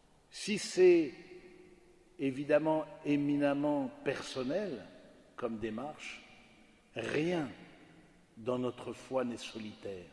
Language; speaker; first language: French; native; French